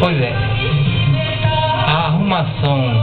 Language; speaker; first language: Portuguese; non-native, fluent; Japanese